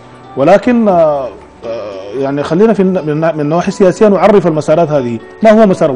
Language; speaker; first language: Arabic; native; Arabic